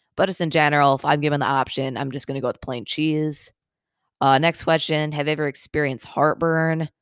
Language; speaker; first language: English; native; English